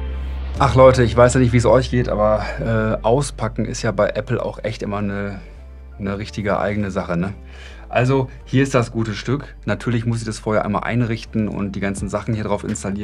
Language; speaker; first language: German; native; German